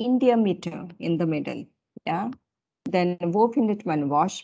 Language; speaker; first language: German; non-native, fluent; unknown